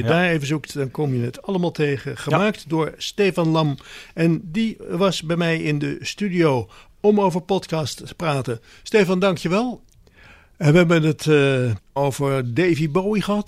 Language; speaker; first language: Dutch; native; Dutch